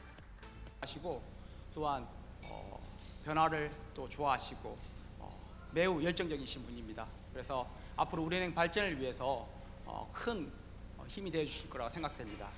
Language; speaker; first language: Korean; non-native, fluent; Vietnamese